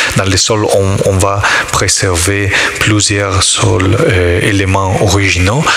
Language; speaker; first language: French; non-native, learner; Italian